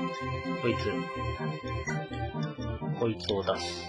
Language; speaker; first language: Japanese; native; Japanese